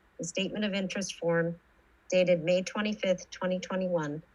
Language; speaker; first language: English; native; English